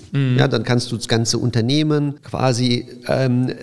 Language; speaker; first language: German; early bilingual, other home language; Polish